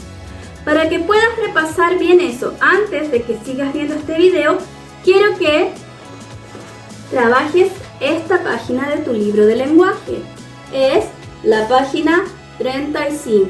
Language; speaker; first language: Spanish; native; Spanish